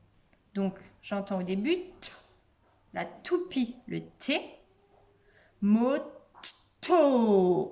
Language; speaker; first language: French; native; French